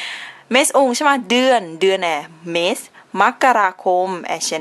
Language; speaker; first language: Portuguese; non-native, learner; Thai